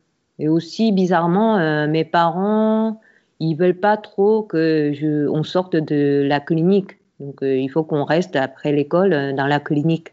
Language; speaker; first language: French; non-native, fluent; Korean